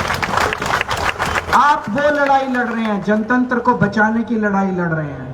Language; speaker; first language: Hindi; native; Hindi